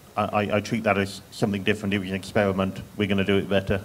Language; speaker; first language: English; native; English